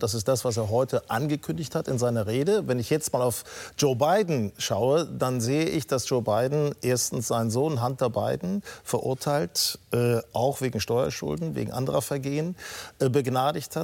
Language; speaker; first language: German; native; German